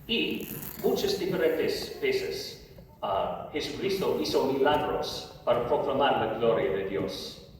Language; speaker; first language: Spanish; non-native, learner; English